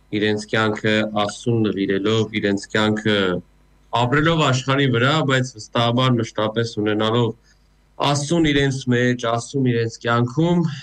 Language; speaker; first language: Armenian; native; Armenian